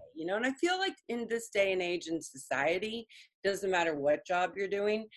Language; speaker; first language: English; early bilingual, other home language; Spanish